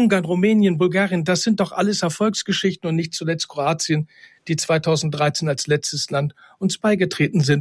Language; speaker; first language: German; native; German